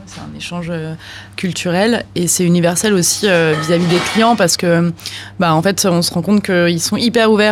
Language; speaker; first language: French; native; French